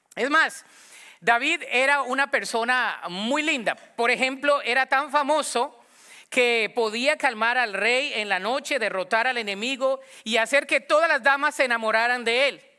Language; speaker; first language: Spanish; native; Spanish